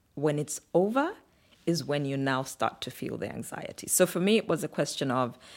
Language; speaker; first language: English; non-native, local second language; Bemba